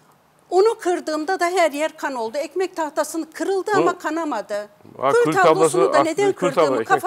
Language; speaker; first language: Turkish; native; Turkish